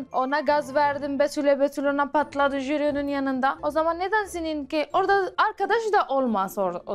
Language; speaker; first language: Turkish; non-native, learner; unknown